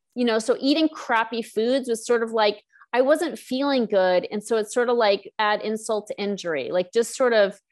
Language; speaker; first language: English; native; English